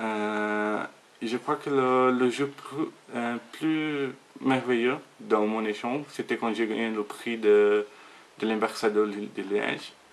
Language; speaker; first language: French; non-native, learner; Portuguese